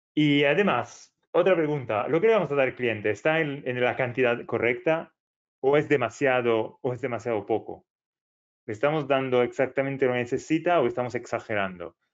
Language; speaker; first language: Spanish; non-native, fluent; Italian